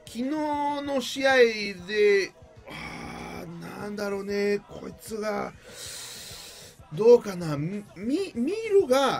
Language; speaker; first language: Japanese; non-native, learner; Spanish